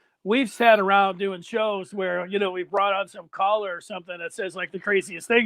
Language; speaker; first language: English; native; English